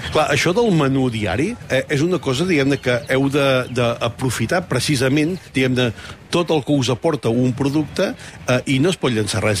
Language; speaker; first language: Catalan; native; Catalan